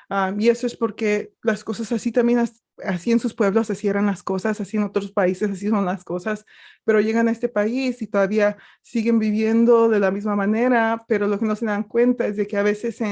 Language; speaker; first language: Spanish; early bilingual, other home language; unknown